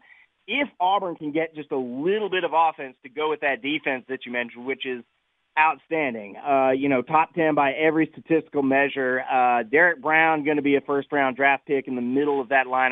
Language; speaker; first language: English; native; English